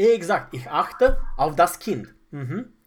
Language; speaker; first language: German; non-native, fluent; Romanian